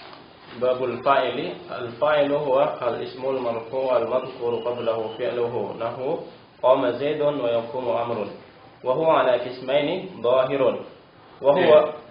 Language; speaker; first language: Arabic; non-native, learner; Indonesian